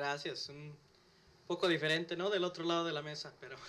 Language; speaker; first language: Spanish; early bilingual, other home language; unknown